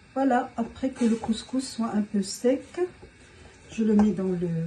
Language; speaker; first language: French; non-native, local second language; Arabic